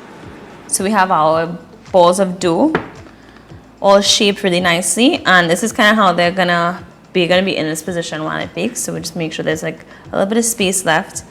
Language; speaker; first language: English; native; English